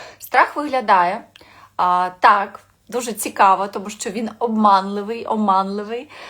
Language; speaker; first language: Ukrainian; non-native, local second language; Russian